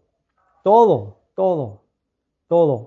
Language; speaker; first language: Spanish; early bilingual, heritage; Spanish